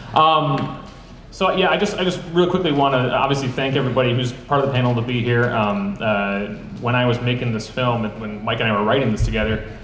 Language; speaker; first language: English; native; English